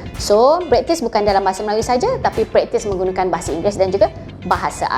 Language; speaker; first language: Malay; native; Malay